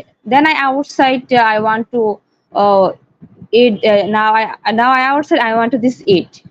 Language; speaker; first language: English; non-native, learner; Bangla